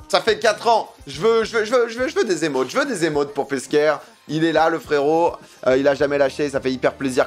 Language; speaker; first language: French; native; French